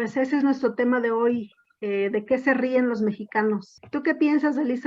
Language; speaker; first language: Spanish; native; Spanish